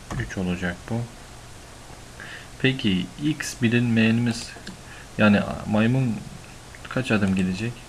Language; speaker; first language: Turkish; native; Turkish